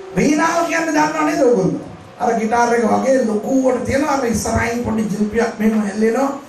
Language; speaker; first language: Sinhala; non-native, local second language; Tamil